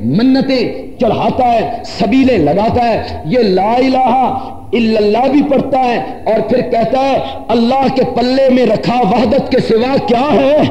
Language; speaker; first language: Urdu; non-native, local second language; Punjabi